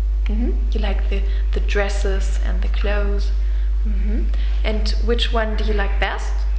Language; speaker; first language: English; non-native, fluent; German